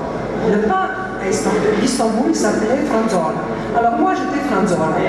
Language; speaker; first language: French; early bilingual, heritage; Greek